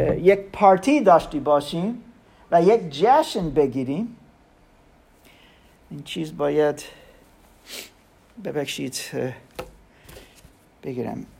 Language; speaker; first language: Persian; non-native, learner; German